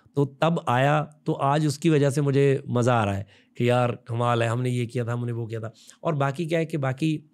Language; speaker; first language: Hindi; non-native, local second language; Punjabi